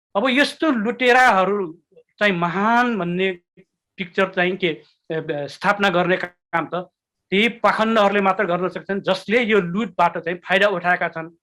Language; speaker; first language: Nepali; non-native, local second language; Newari